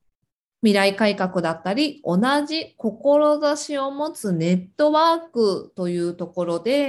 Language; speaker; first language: Japanese; native; Japanese